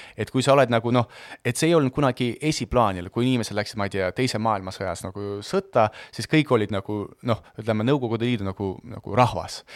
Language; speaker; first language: Estonian; non-native, local second language; Russian